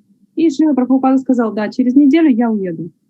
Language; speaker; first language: Russian; native; Russian